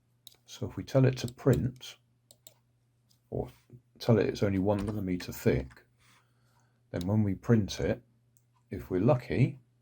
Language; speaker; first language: English; native; English